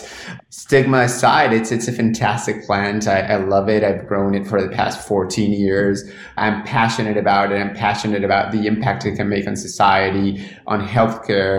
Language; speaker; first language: English; non-native, fluent; Spanish